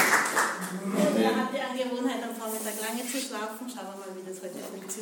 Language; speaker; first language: German; native; German